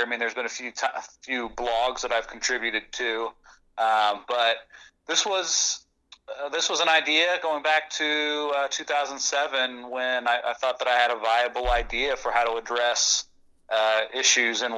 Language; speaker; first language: English; native; English